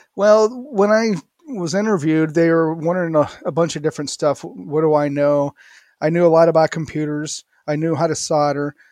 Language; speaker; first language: English; native; English